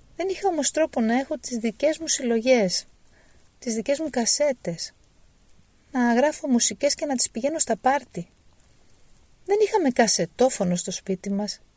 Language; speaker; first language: Greek; native; Greek